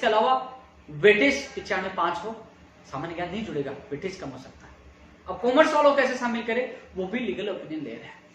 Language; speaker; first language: Hindi; native; Hindi